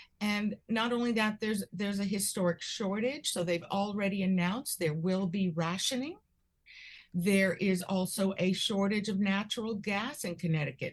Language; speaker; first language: English; early bilingual, other home language; Spanish